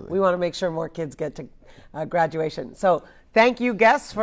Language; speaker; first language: English; native; English